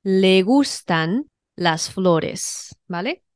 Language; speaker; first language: Spanish; non-native, fluent; Chinese